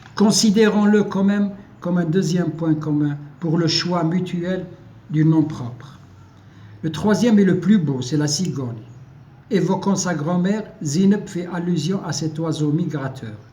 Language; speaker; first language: French; non-native, local second language; Arabic